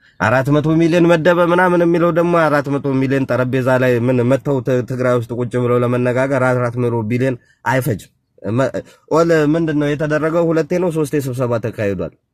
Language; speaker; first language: Amharic; non-native, local second language; Tigrinya